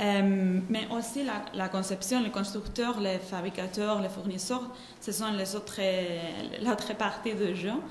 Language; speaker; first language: French; non-native, fluent; Spanish